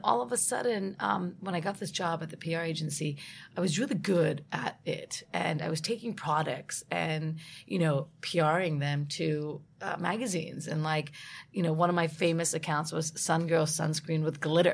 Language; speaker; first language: English; native; English